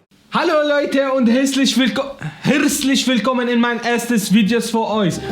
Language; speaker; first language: German; non-native, learner; Arabic